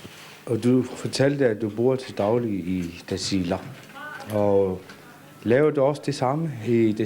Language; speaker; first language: Danish; non-native, local second language; Kalaallisut